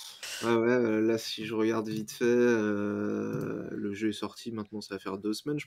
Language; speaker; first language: French; native; French